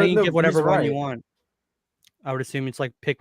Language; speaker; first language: English; native; English